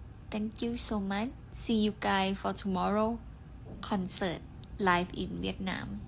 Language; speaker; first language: English; non-native, learner; Thai